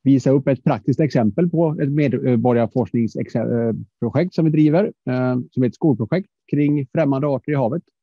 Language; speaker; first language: Swedish; native; Swedish